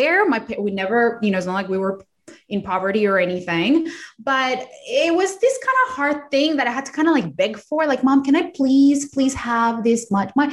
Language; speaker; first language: English; non-native, fluent; Spanish